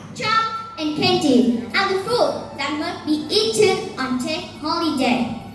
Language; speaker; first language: English; non-native, fluent; Vietnamese